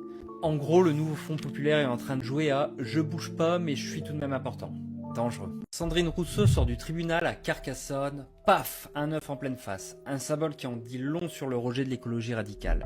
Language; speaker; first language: French; native; French